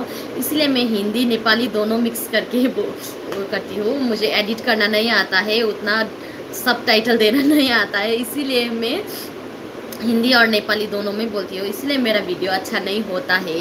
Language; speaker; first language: Hindi; non-native, learner; Nepali